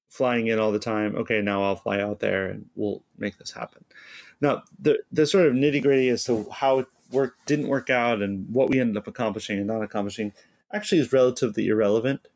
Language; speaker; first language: English; native; English